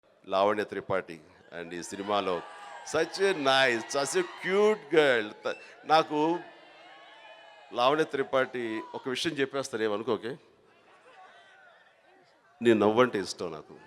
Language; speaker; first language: Telugu; native; Telugu